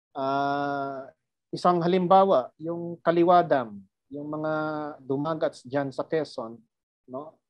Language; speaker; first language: Filipino; non-native, local second language; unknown